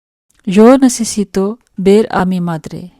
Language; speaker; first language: Spanish; non-native, fluent; Urdu